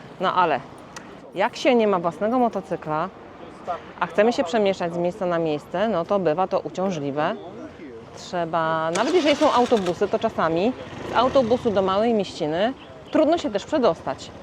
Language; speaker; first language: Polish; native; Polish